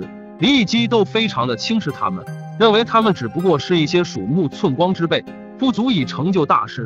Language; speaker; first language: Chinese; native; Chinese